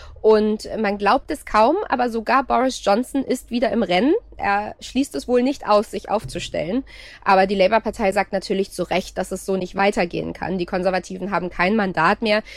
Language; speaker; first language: German; native; German